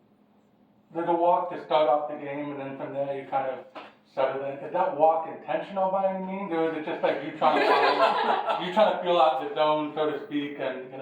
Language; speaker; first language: English; native; English